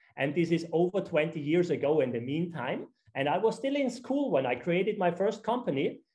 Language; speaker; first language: English; non-native, fluent; German